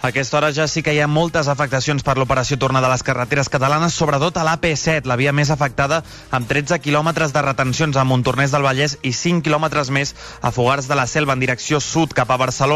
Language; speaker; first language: Catalan; native; Catalan